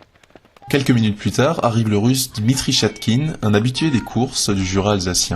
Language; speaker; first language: French; native; French